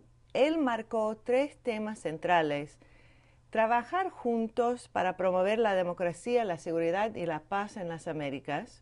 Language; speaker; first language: Spanish; non-native, fluent; English